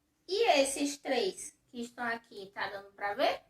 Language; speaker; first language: Portuguese; native; Portuguese